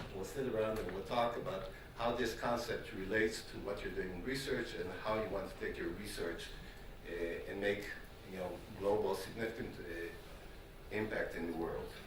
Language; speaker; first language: English; non-native, fluent; Hebrew